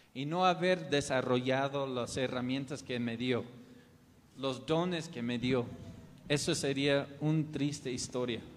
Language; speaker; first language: Spanish; non-native, fluent; English